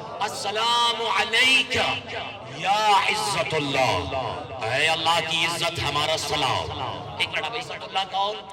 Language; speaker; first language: Urdu; native; Urdu